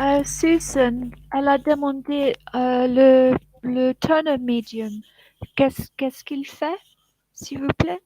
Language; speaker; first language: French; non-native, learner; English